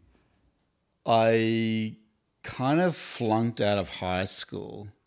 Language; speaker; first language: English; native; English